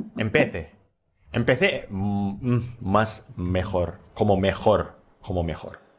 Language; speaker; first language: Spanish; non-native, fluent; Indonesian